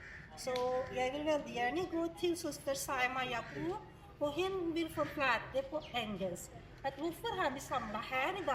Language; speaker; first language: Norwegian; non-native, fluent; Urdu